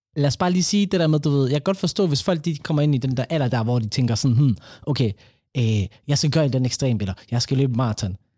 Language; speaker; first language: Danish; early bilingual, other home language; Somali